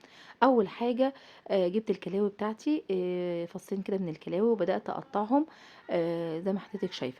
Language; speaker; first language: Arabic; native; Arabic